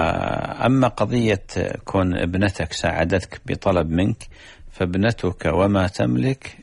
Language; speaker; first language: Arabic; native; Arabic